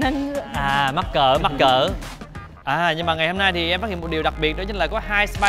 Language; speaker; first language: Vietnamese; native; Vietnamese